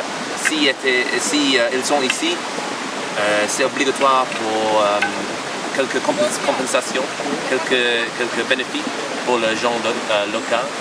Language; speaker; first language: French; non-native, fluent; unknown